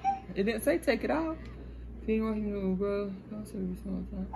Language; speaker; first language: English; native; English